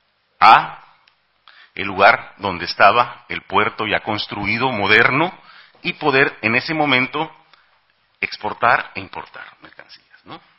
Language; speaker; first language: Spanish; native; Spanish